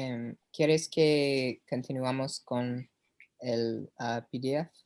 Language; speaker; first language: Spanish; non-native, learner; English